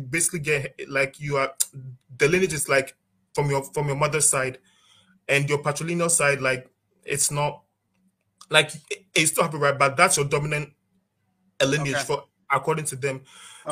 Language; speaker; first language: English; non-native, local second language; Akan